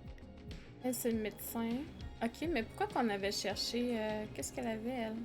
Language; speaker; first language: French; native; French